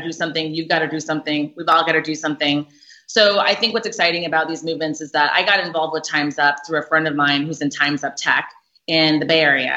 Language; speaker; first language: English; native; English